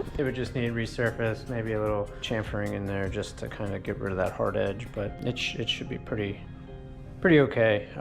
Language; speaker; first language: English; native; English